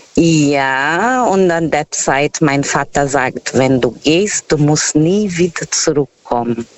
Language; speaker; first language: German; non-native, learner; Portuguese